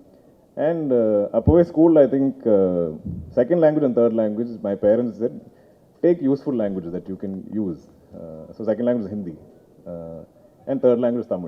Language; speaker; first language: Tamil; non-native, local second language; Malayalam